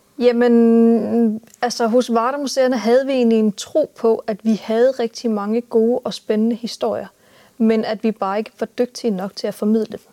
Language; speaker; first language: Danish; native; Danish